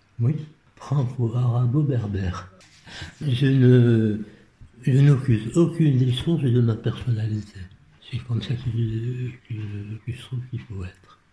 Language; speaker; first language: French; non-native, local second language; Arabic